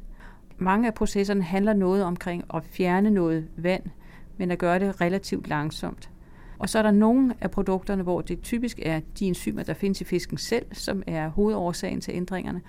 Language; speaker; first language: Danish; native; Danish